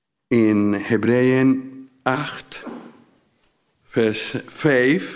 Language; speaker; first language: Dutch; non-native, learner; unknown